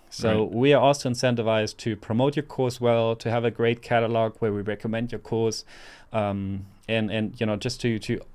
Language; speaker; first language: English; non-native, fluent; German